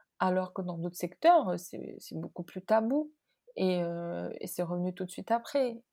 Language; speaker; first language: French; non-native, local second language; Arabic